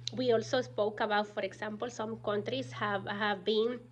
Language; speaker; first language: English; non-native, fluent; Spanish